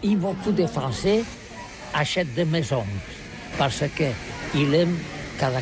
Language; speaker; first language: French; non-native, learner; Catalan